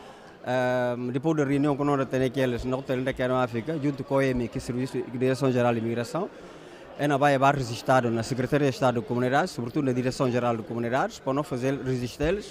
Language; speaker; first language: Portuguese; non-native, local second language; Upper Guinea Crioulo